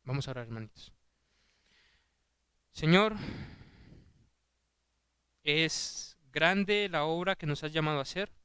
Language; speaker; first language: Spanish; native; Spanish